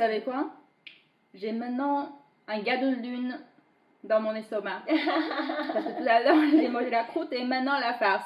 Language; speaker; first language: French; non-native, fluent; Chinese